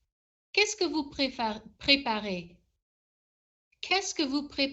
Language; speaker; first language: French; non-native, fluent; English